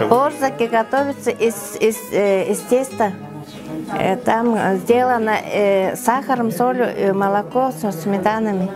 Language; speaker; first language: Russian; non-native, local second language; Tuvinian